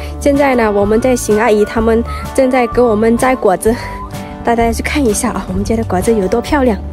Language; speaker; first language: Chinese; non-native, fluent; Lao